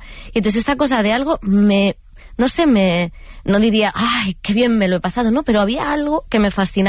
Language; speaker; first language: Spanish; native; Spanish